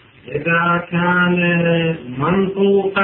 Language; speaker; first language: Arabic; native; Arabic